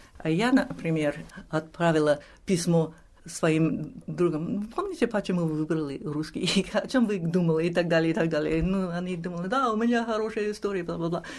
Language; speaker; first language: Russian; non-native, fluent; English